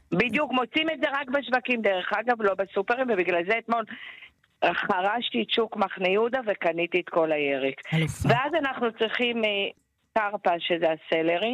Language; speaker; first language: Hebrew; native; Hebrew